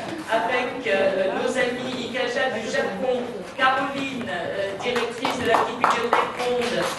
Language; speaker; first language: French; native; French